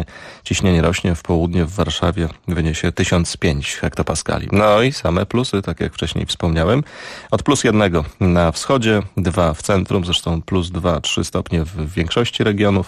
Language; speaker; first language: Polish; native; Polish